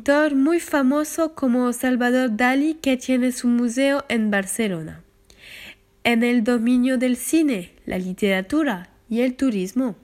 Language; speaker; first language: Spanish; non-native, learner; French